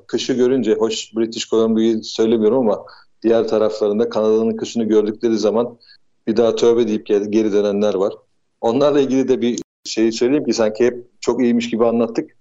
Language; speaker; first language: Turkish; native; Turkish